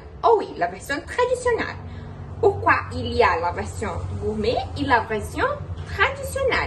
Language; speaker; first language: French; non-native, learner; Portuguese